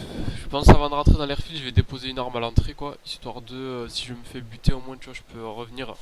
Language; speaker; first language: French; native; French